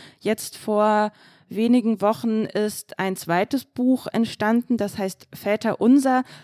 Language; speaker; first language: German; early bilingual, other home language; Russian